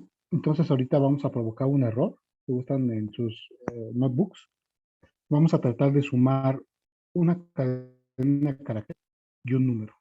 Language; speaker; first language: Spanish; native; Spanish